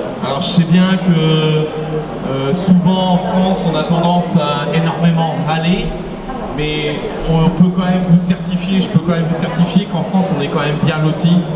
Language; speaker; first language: French; native; French